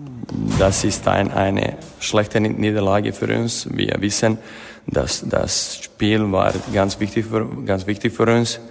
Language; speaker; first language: German; non-native, learner; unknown